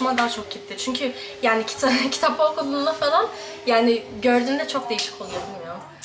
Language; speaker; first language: Turkish; early bilingual, heritage; Turkish